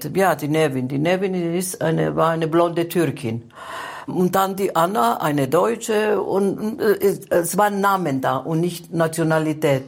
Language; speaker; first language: German; non-native, fluent; Greek